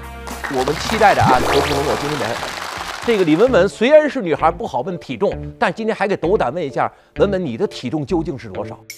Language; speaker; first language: Chinese; native; Chinese